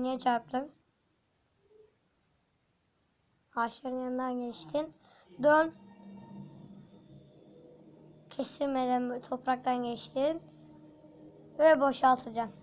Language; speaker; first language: Turkish; native; Turkish